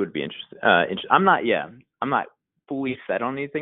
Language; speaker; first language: English; native; English